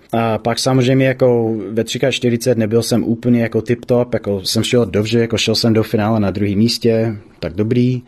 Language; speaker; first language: Czech; non-native, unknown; English